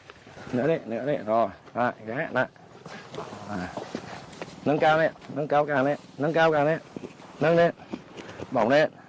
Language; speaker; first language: Vietnamese; native; Vietnamese